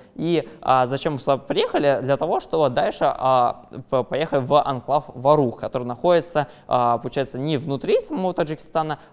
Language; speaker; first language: Russian; native; Russian